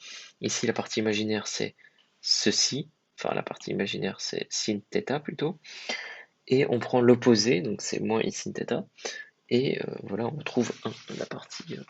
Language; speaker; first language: French; native; French